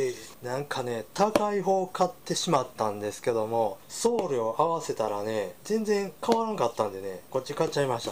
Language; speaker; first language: Japanese; native; Japanese